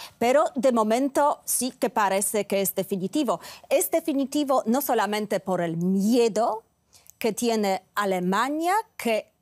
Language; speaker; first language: Spanish; non-native, fluent; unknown